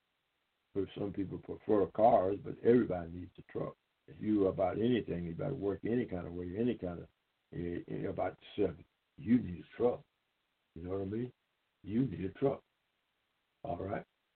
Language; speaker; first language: English; native; English